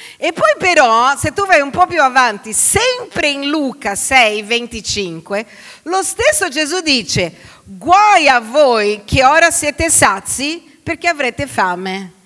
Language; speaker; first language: Italian; non-native, fluent; Portuguese